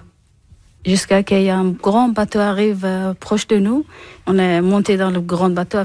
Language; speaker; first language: French; non-native, learner; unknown